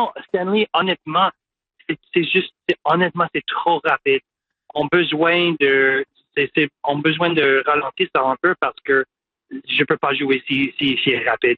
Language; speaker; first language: French; non-native, local second language; English